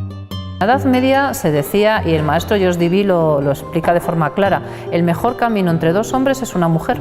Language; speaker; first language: Spanish; native; Spanish